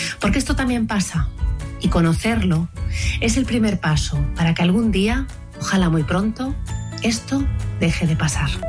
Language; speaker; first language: Spanish; native; Spanish